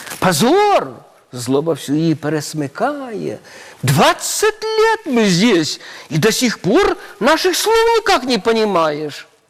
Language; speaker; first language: Ukrainian; native; Ukrainian